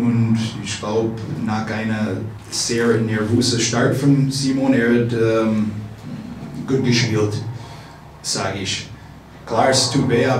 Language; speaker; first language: German; non-native, fluent; English